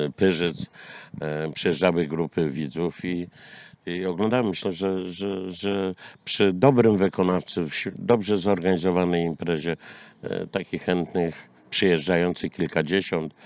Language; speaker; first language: Polish; native; Polish